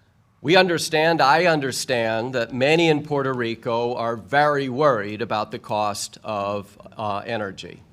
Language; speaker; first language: English; native; English